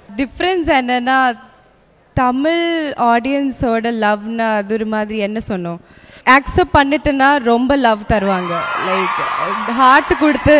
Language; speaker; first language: Tamil; non-native, learner; Malayalam